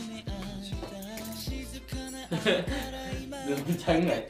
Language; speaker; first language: Japanese; non-native, learner; Korean